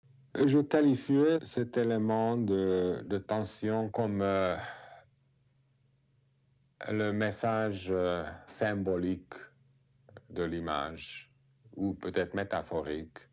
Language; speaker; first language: French; non-native, fluent; Hungarian